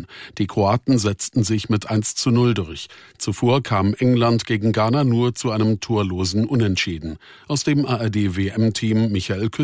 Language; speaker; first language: German; native; German